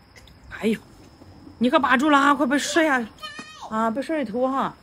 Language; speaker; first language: Chinese; native; Chinese